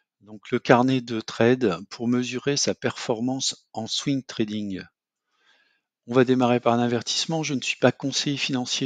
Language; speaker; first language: French; native; French